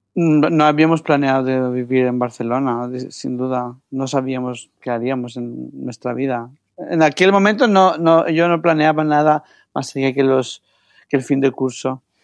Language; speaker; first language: Spanish; non-native, fluent; Greek